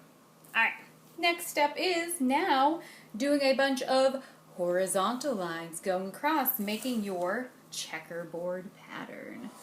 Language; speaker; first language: English; native; English